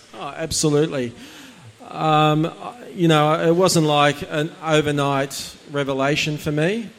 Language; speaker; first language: English; native; English